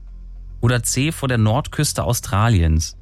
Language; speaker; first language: German; native; German